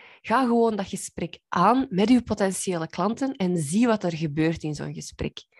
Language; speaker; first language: Dutch; native; Dutch